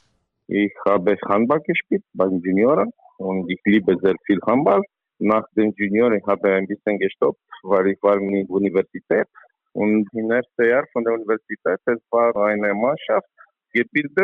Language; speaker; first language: German; non-native, learner; Romanian